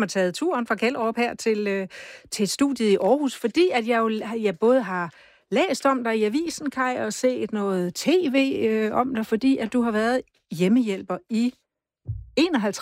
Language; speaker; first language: Danish; native; Danish